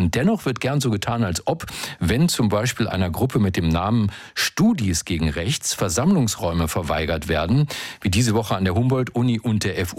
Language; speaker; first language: German; native; German